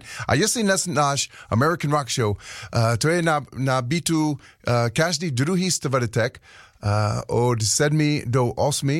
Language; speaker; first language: Czech; non-native, learner; English